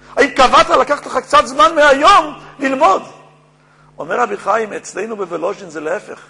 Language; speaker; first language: Hebrew; native; Hebrew